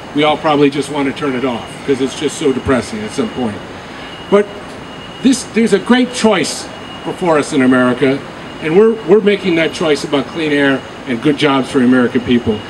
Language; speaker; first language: English; native; English